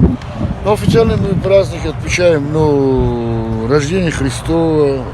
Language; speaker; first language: Russian; non-native, fluent; Armenian